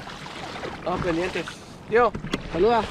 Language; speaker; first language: Spanish; native; Spanish